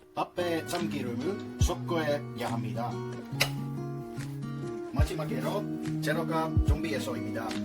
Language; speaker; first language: Korean; non-native, learner; Finnish